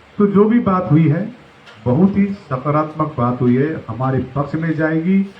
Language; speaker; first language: Hindi; non-native, local second language; Marathi